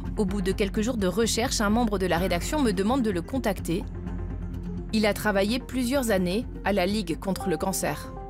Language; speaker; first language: French; native; French